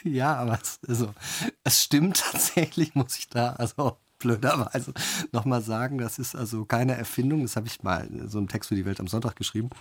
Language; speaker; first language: German; native; German